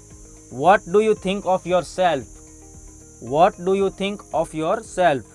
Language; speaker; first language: English; non-native, fluent; Hindi